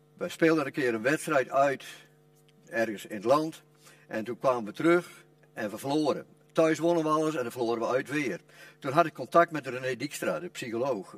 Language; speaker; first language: Dutch; non-native, local second language; Western Frisian